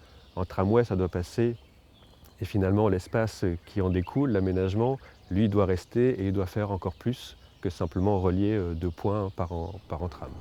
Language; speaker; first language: French; native; French